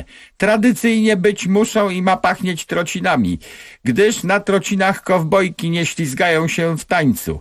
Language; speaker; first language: Polish; native; Polish